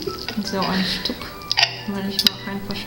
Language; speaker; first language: German; non-native, learner; Russian